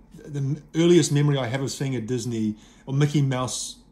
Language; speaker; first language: English; native; English